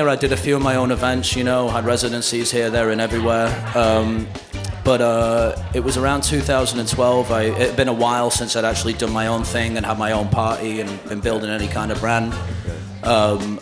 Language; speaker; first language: English; native; English